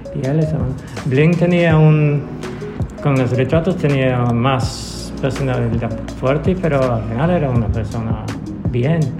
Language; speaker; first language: Spanish; non-native, learner; English